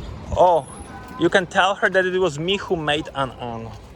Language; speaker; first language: English; non-native, fluent; Polish